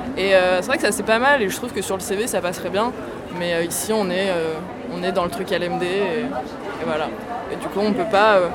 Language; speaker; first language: French; native; French